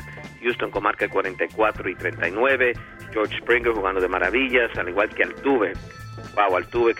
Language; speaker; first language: Spanish; native; Spanish